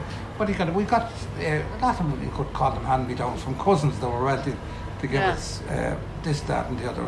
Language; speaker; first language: English; native; English